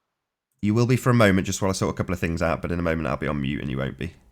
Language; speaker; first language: English; native; English